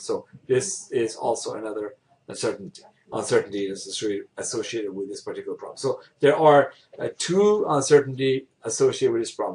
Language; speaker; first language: English; non-native, fluent; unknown